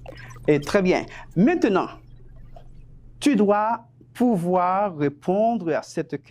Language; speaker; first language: French; non-native, fluent; Spanish